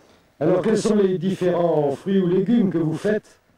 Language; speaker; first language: French; native; French